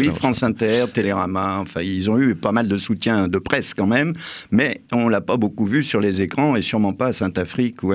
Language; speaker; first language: French; native; French